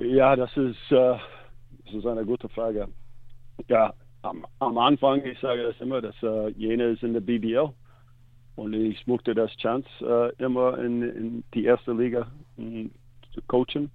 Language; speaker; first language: German; non-native, fluent; English